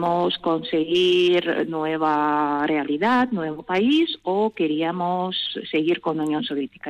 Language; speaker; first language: Spanish; non-native, fluent; Russian